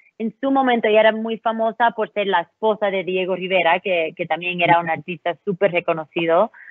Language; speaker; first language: Spanish; early bilingual, heritage; Spanish